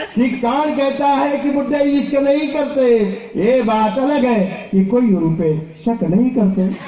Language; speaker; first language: Hindi; non-native, local second language; Marathi